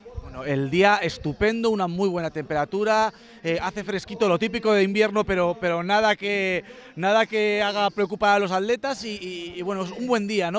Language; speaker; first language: Spanish; native; Spanish